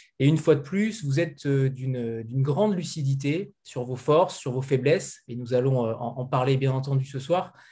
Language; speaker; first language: French; native; French